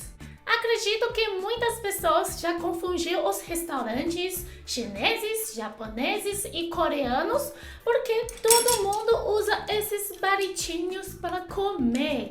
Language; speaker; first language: Portuguese; non-native, fluent; Chinese